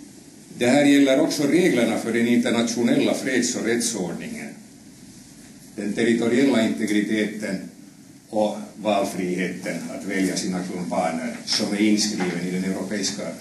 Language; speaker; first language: Swedish; native; Swedish